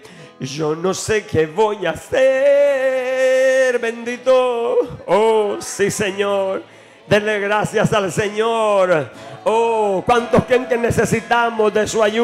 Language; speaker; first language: Spanish; native; Spanish